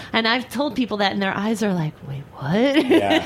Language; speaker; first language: English; native; English